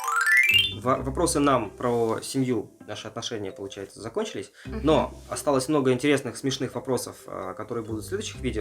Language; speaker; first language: Russian; native; Russian